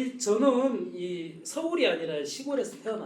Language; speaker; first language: Korean; native; Korean